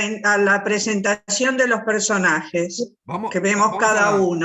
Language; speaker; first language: Spanish; native; Spanish